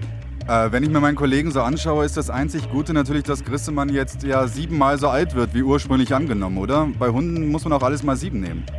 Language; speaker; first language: German; native; German